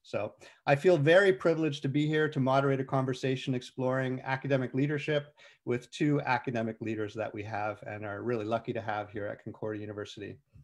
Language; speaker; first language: English; native; English